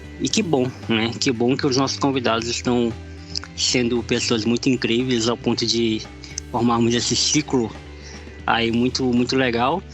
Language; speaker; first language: Portuguese; native; Portuguese